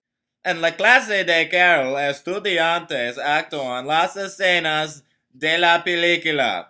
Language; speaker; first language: Spanish; non-native, learner; English